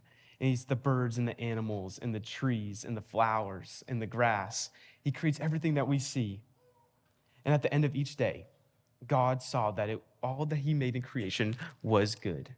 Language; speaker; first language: English; native; English